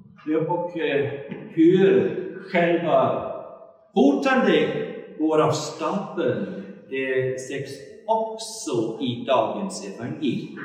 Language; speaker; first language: Swedish; non-native, fluent; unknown